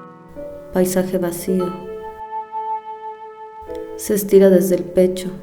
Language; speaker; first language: Spanish; native; Spanish